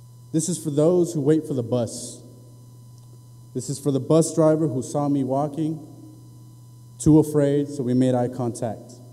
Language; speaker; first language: English; early bilingual, other home language; Spanish